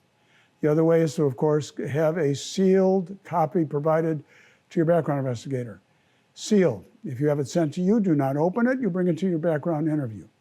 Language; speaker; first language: English; native; English